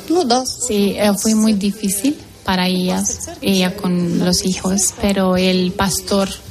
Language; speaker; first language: Spanish; non-native, learner; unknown